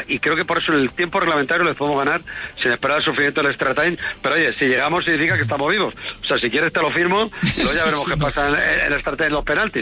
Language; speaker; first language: Spanish; native; Spanish